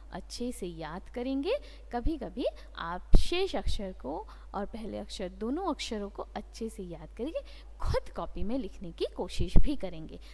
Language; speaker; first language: Hindi; non-native, local second language; Bangla